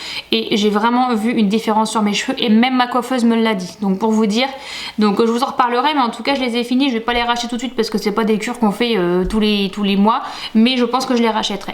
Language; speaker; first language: French; native; French